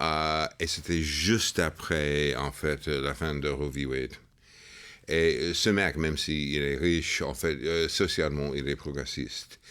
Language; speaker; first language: French; non-native, fluent; English